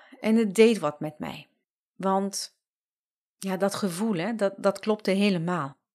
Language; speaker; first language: Dutch; non-native, fluent; French